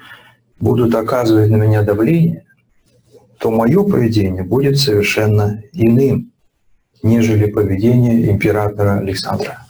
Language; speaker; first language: Russian; native; Russian